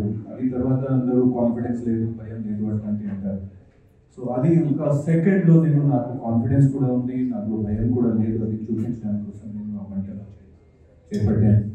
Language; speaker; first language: Telugu; non-native, fluent; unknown